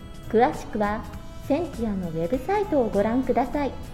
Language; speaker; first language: Japanese; native; Japanese